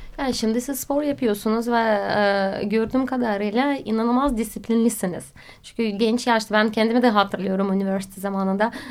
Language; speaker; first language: Turkish; non-native, fluent; Russian